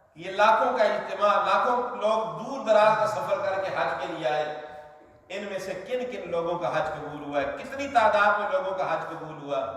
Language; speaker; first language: Urdu; non-native, local second language; Northern Hindko